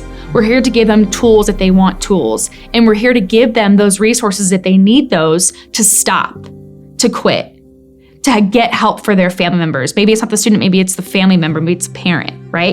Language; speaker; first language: English; native; English